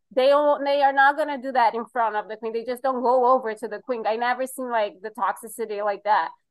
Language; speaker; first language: English; non-native, fluent; Portuguese